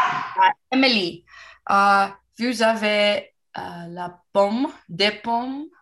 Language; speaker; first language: French; non-native, learner; English